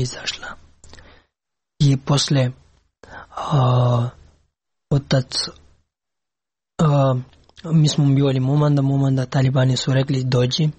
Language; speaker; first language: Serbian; non-native, learner; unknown